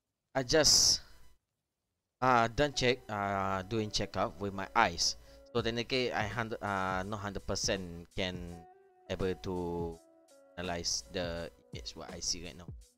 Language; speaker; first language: English; non-native, local second language; Malay